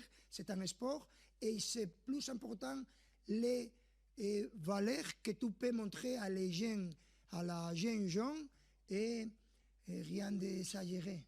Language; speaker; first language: French; non-native, fluent; Spanish